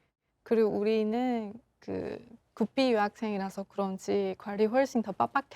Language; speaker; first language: Korean; non-native, local second language; Chinese